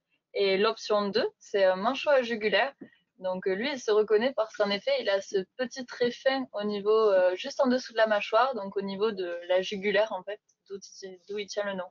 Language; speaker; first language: French; native; French